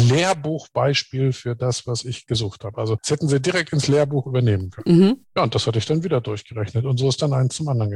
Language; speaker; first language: German; native; German